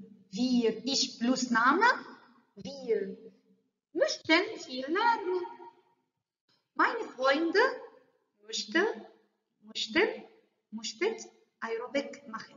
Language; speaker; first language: German; non-native, learner; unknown